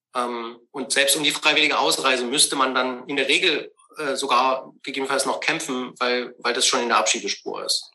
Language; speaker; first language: German; native; German